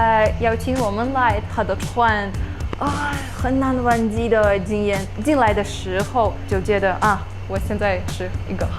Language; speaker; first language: Chinese; non-native, fluent; Russian